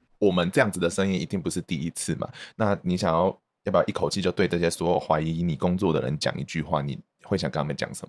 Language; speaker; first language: Chinese; native; Chinese